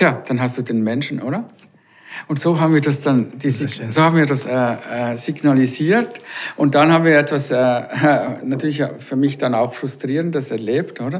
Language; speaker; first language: German; native; German